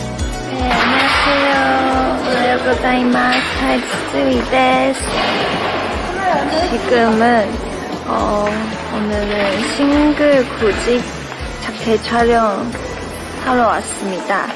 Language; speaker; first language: Korean; non-native, fluent; Chinese